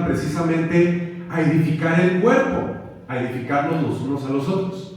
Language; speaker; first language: Spanish; native; Spanish